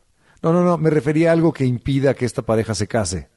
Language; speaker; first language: Spanish; native; Spanish